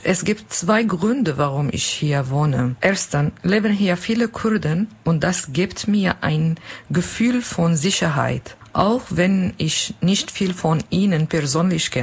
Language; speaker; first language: German; non-native, learner; Kurdish